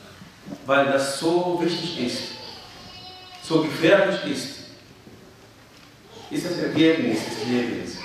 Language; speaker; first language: German; non-native, fluent; Arabic